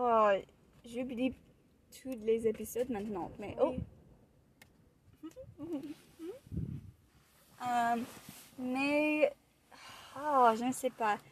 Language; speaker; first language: French; non-native, learner; English